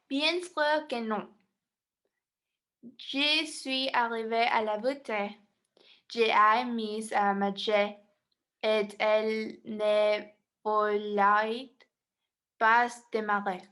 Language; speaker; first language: French; non-native, learner; Spanish